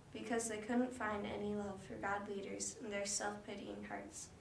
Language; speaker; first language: English; native; English